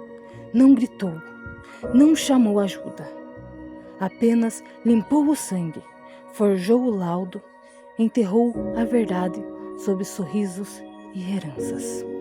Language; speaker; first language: Portuguese; native; Portuguese